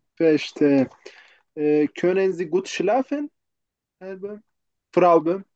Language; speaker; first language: German; non-native, fluent; Turkish